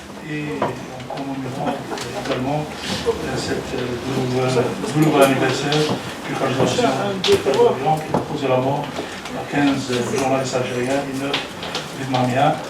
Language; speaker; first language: French; non-native, local second language; Arabic